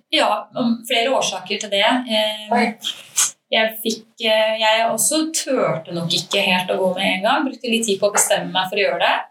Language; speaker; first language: Norwegian; native; Norwegian